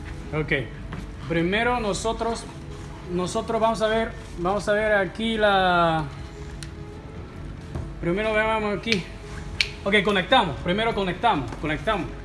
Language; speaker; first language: Spanish; non-native, fluent; Chinese